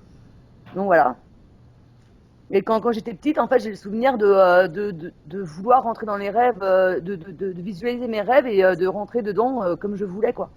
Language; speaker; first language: French; native; French